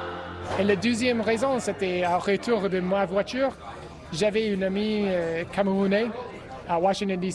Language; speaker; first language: French; non-native, learner; English